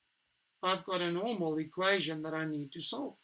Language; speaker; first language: English; native; English